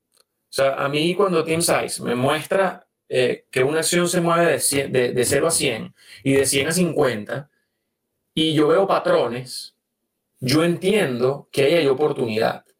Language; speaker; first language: Spanish; native; Spanish